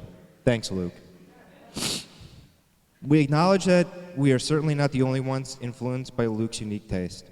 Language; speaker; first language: English; native; English